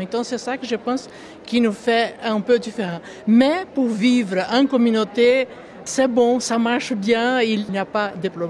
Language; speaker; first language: French; non-native, local second language; Portuguese